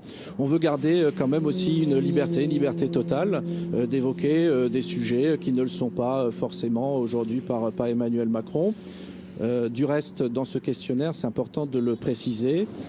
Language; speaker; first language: French; native; French